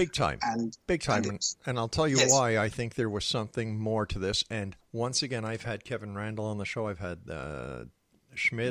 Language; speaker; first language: English; native; English